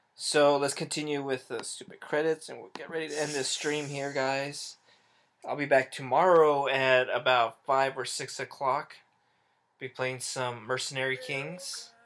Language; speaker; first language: English; native; English